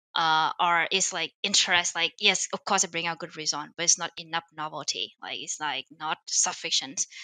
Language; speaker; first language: English; non-native, fluent; Vietnamese